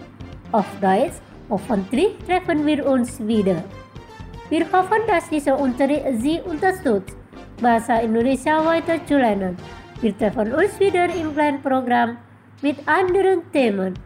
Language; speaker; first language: German; non-native, fluent; Indonesian